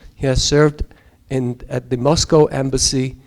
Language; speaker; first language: English; non-native, fluent; Georgian